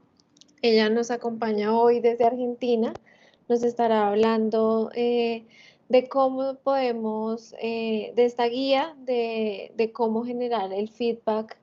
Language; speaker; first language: Spanish; native; Spanish